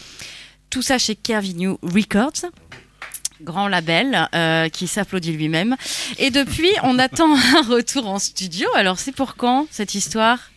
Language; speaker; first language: French; native; French